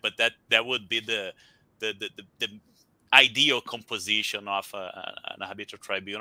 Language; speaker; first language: English; non-native, fluent; Portuguese